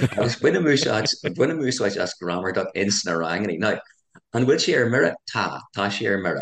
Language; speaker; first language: Irish; non-native, local second language; English